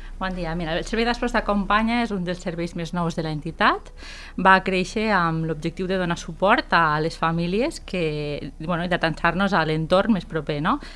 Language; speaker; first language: Catalan; native; Catalan